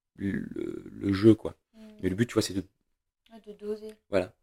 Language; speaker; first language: French; native; French